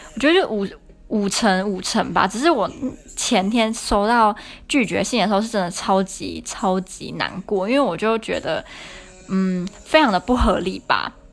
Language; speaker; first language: Chinese; native; Chinese